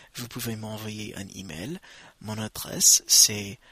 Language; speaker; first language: French; non-native, fluent; English